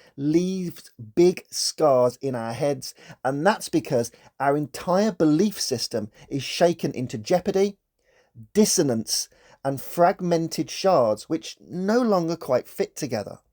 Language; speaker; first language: English; native; English